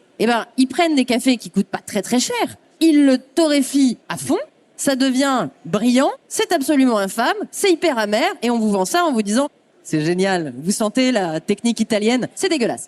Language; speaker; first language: French; native; French